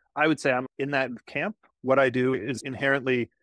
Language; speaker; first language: English; native; English